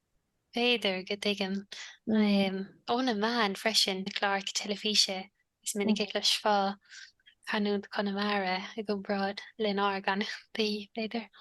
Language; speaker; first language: Irish; native; Irish